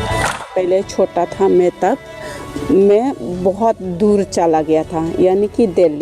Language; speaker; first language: Hindi; non-native, local second language; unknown